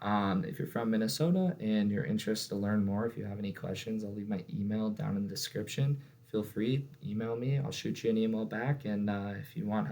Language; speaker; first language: English; native; English